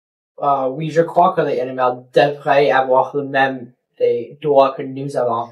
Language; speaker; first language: French; non-native, local second language; English